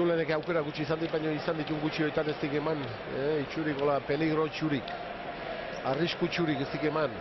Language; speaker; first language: Basque; native; Basque